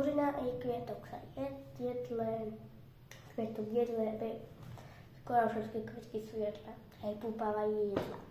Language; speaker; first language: Slovak; non-native, local second language; Romany